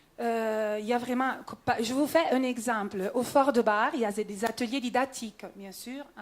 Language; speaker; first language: French; non-native, local second language; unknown